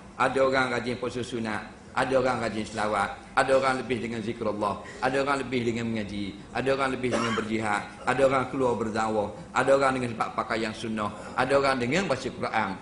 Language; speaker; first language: Malay; native; Malay